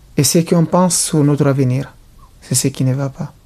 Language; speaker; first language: French; non-native, local second language; Fula